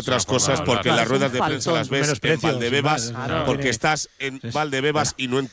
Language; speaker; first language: Spanish; native; Spanish